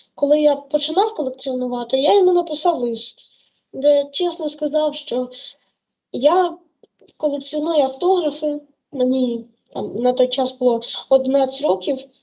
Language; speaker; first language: Ukrainian; native; Ukrainian